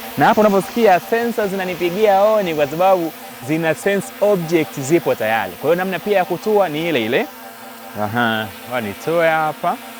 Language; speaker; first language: Swahili; native; Swahili